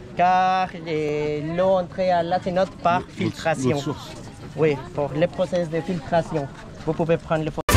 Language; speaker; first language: French; non-native, learner; Spanish